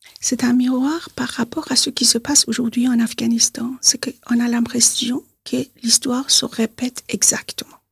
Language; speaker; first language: French; non-native, fluent; Persian